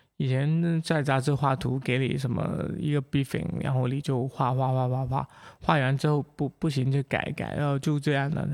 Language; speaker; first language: Chinese; non-native, local second language; Cantonese